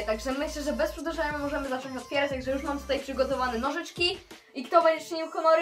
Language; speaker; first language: Polish; native; Polish